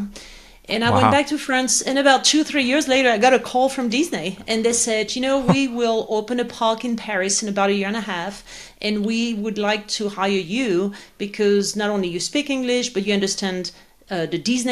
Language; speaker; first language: English; non-native, fluent; French